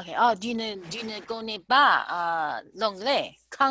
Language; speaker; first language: French; non-native, learner; Chinese